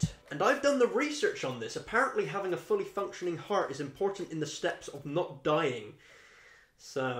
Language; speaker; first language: English; native; English